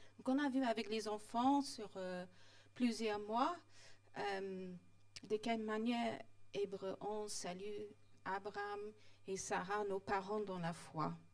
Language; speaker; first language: French; non-native, fluent; English